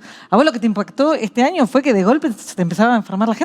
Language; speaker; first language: Spanish; native; Spanish